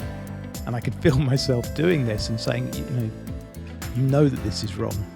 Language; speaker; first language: English; native; English